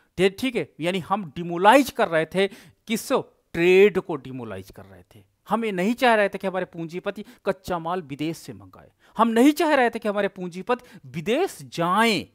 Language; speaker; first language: Hindi; native; Hindi